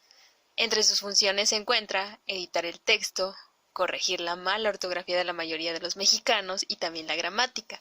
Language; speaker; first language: Spanish; native; Spanish